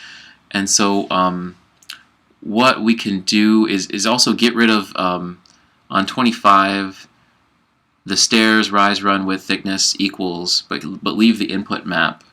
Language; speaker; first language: English; native; English